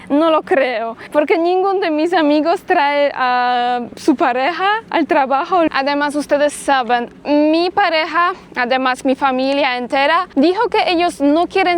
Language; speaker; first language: Spanish; non-native, fluent; Polish